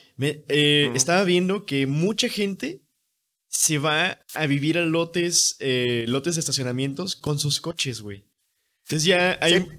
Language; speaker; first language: Spanish; native; Spanish